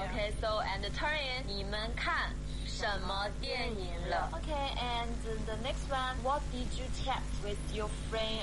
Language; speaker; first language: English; non-native, fluent; Chinese